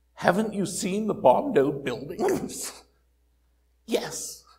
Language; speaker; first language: English; native; English